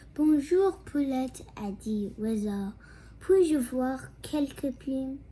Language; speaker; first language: French; non-native, local second language; English